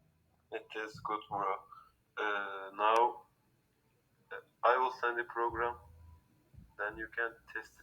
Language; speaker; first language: English; non-native, learner; Turkish